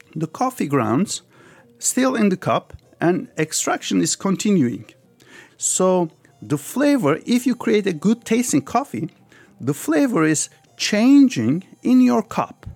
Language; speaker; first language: English; early bilingual, other home language; Turkish